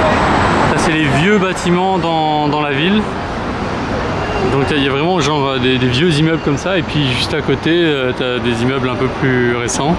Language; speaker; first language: French; native; French